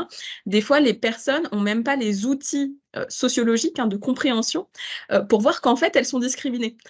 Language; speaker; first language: French; native; French